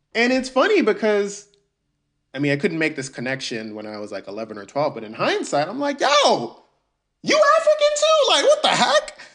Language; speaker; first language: English; early bilingual, other home language; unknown